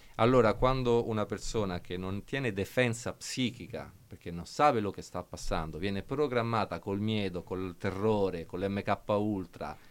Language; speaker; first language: Spanish; non-native, learner; Italian